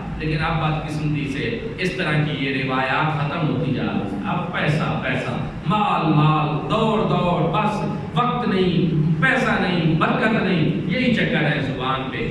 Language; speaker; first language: Urdu; non-native, local second language; Punjabi